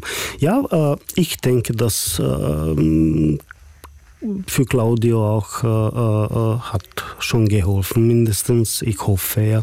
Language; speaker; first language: German; non-native, fluent; Hungarian